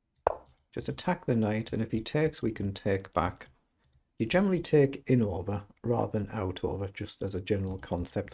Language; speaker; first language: English; native; English